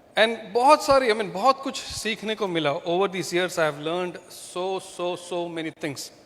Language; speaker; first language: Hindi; non-native, local second language; Malayalam